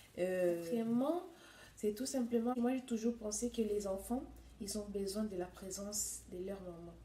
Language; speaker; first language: French; non-native, local second language; Swahili